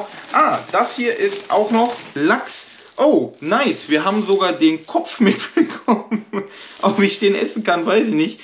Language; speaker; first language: German; native; German